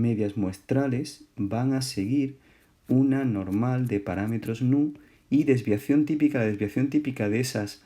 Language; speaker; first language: Spanish; native; Spanish